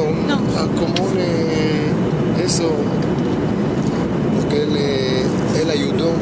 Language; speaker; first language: Spanish; early bilingual, heritage; Hebrew